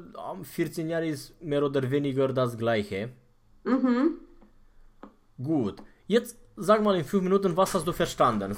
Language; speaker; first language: German; non-native, fluent; Romanian